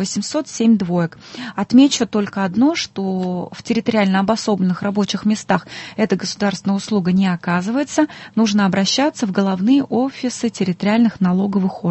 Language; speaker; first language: Russian; native; Russian